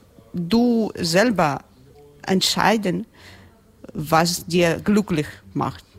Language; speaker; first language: German; non-native, learner; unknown